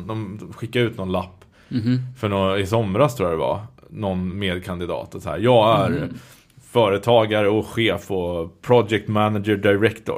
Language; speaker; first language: Swedish; native; Swedish